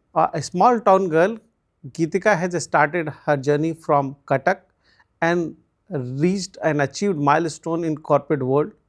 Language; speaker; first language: Hindi; native; Hindi